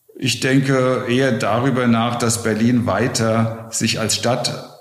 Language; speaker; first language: German; native; German